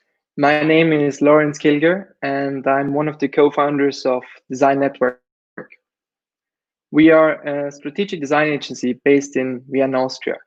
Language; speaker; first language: English; non-native, fluent; German